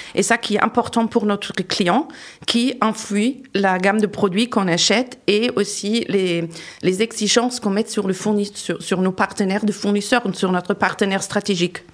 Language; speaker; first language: French; non-native, fluent; German